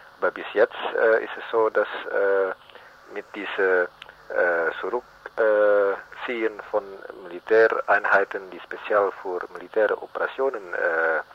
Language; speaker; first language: German; non-native, learner; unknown